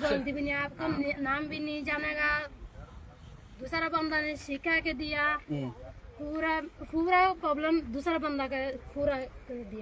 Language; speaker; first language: Hindi; non-native, learner; Rohingya